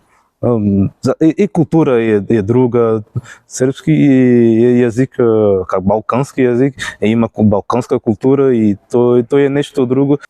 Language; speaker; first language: Serbian; non-native, learner; Portuguese